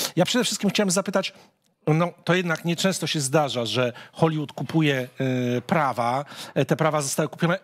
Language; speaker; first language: Polish; native; Polish